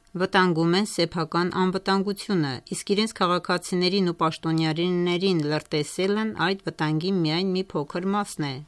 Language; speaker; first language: Armenian; native; Armenian